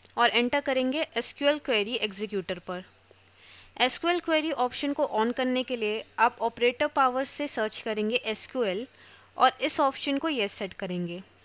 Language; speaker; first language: Hindi; native; Hindi